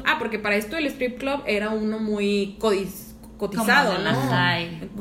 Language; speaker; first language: Spanish; native; Spanish